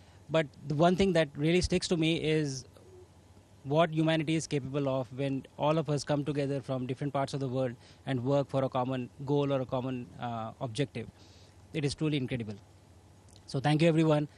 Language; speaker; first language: English; non-native, local second language; Hindi